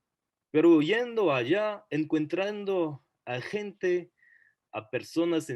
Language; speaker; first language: Spanish; non-native, fluent; French